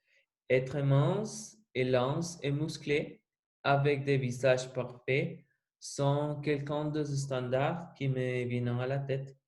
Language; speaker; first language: French; non-native, learner; Spanish